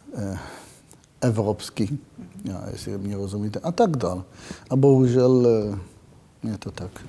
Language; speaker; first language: Czech; non-native, fluent; Hebrew